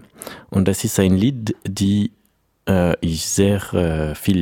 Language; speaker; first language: German; non-native, learner; French